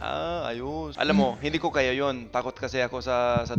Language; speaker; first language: Filipino; non-native, fluent; English